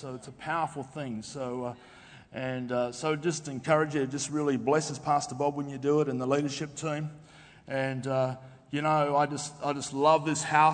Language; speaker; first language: English; native; English